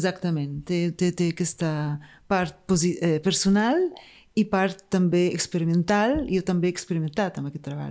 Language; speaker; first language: Catalan; non-native, fluent; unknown